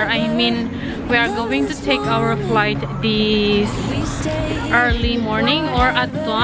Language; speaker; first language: English; non-native, local second language; Filipino